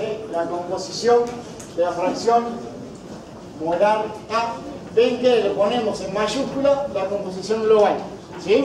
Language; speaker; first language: Spanish; native; Spanish